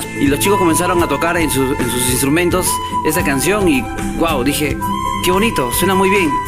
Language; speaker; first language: Spanish; native; Spanish